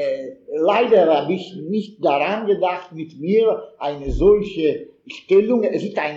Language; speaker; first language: German; non-native, fluent; Italian